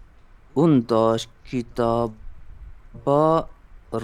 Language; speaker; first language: Persian; non-native, learner; Urdu